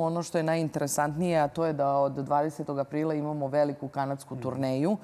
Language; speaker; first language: Serbian; native; Serbian